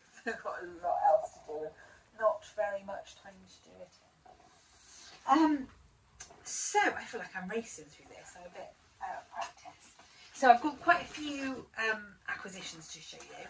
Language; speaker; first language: English; native; English